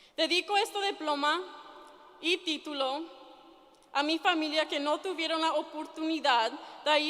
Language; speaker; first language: Spanish; early bilingual, other home language; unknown